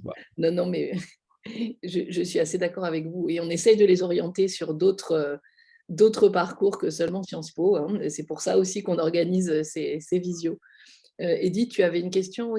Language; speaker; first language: French; native; French